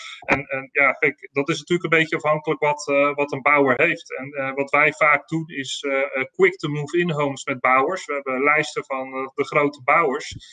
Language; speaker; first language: Dutch; native; Dutch